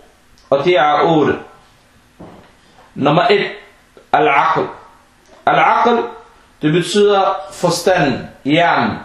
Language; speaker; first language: Danish; non-native, fluent; Arabic